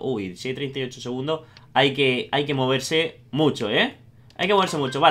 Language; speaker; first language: Spanish; native; Spanish